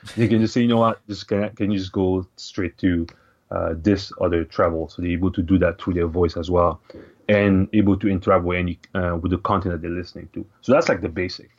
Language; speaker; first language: English; non-native, local second language; French